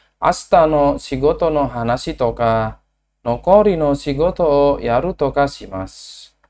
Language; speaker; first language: Japanese; non-native, learner; Indonesian